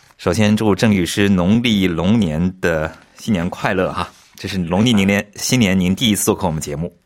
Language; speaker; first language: Chinese; native; Chinese